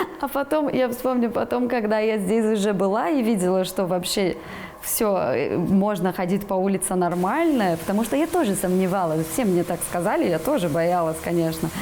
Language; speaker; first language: Russian; non-native, fluent; Portuguese